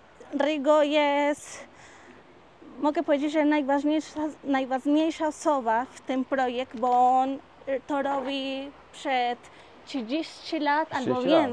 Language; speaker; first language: Polish; non-native, learner; Spanish